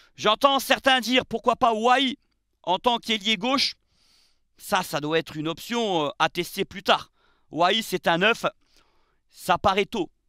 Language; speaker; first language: French; native; French